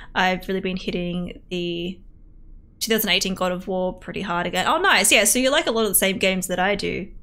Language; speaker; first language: English; native; English